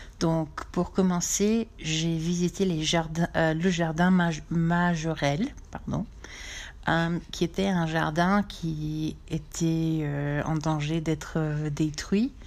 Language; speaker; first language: French; non-native, fluent; English